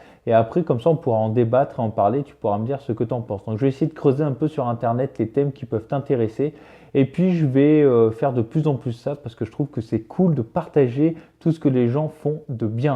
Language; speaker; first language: French; native; French